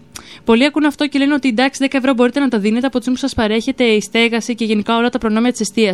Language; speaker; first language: Greek; native; Greek